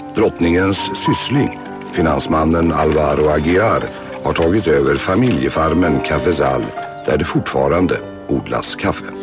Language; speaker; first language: Swedish; native; Swedish